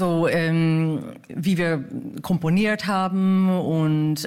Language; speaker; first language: German; non-native, fluent; English